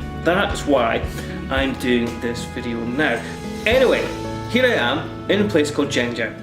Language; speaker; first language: English; native; English